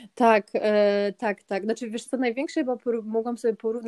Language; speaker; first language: Polish; early bilingual, other home language; English